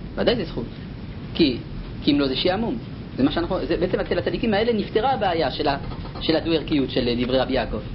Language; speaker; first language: Hebrew; non-native, fluent; French